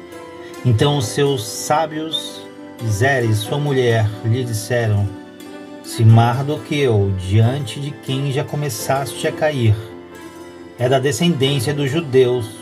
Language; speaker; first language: Portuguese; native; Portuguese